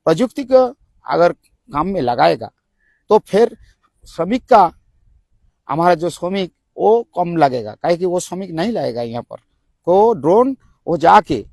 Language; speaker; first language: Hindi; non-native, local second language; Bangla